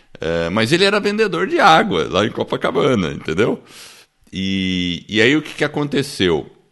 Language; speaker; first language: Portuguese; early bilingual, other home language; English